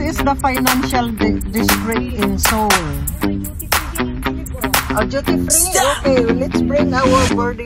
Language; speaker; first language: English; non-native, local second language; Filipino